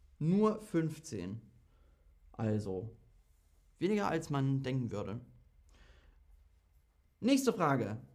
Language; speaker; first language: German; non-native, fluent; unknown